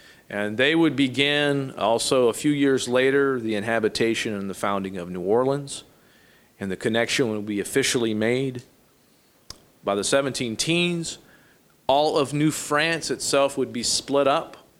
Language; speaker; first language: English; native; English